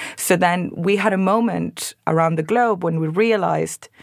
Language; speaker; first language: English; non-native, fluent; Spanish